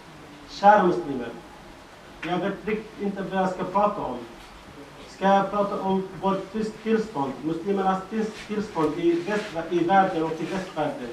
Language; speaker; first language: Swedish; non-native, fluent; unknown